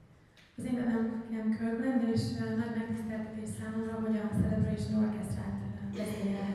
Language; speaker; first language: Hungarian; native; Hungarian